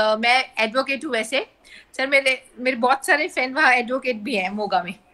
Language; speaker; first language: Hindi; native; Hindi